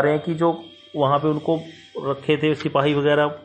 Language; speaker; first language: Hindi; native; Hindi